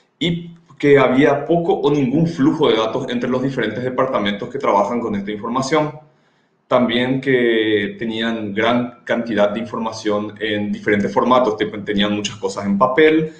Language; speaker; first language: Spanish; native; Spanish